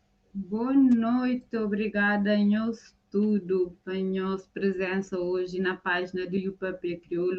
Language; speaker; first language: Portuguese; non-native, local second language; Kabuverdianu